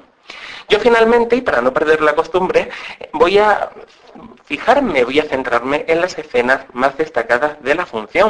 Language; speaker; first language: Spanish; native; Spanish